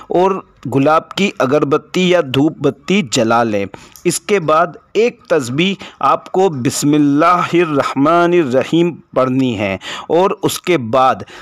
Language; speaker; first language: Hindi; native; Hindi